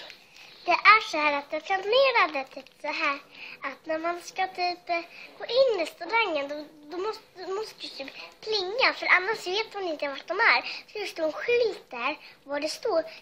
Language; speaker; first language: Swedish; early bilingual, other home language; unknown